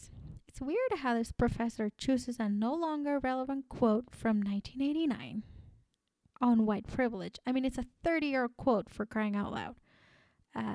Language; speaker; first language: English; non-native, fluent; Spanish